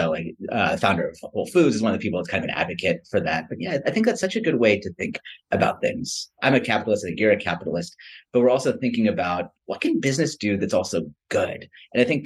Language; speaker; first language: English; native; English